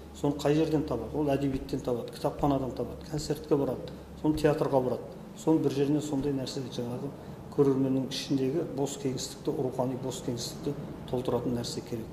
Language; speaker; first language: Kazakh; native; Kazakh